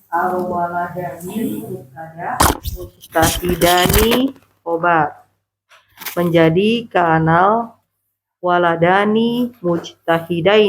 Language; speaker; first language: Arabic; non-native, learner; Indonesian